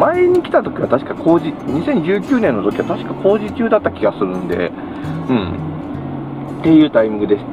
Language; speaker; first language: Japanese; native; Japanese